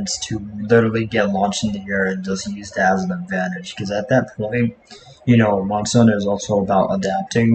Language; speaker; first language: English; native; English